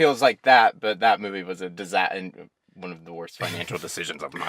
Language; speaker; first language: English; native; English